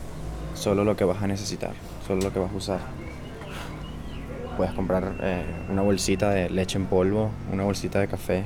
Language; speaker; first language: Spanish; native; Spanish